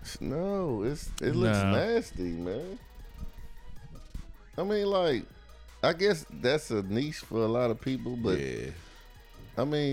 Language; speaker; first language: English; native; English